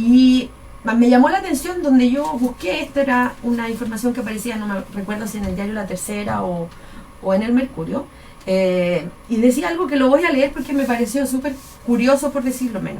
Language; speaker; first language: Spanish; native; Spanish